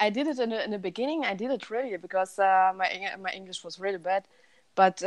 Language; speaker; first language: English; non-native, learner; Russian